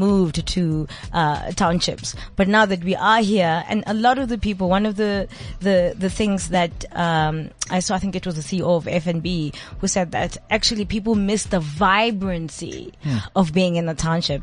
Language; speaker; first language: English; non-native, local second language; Zulu